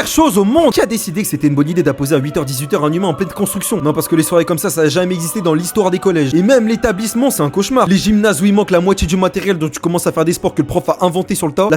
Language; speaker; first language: French; native; French